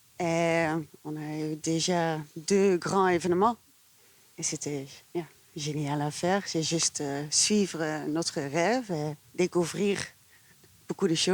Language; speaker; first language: French; non-native, fluent; Dutch